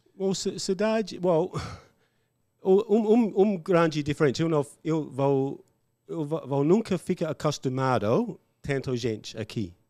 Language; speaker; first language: Portuguese; non-native, learner; English